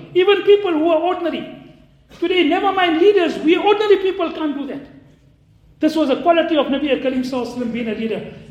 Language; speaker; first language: English; native; English